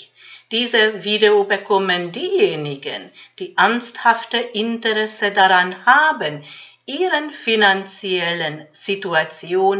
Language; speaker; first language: German; non-native, fluent; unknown